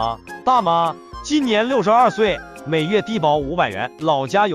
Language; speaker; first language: Chinese; native; Chinese